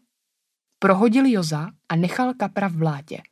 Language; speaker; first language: Czech; native; Czech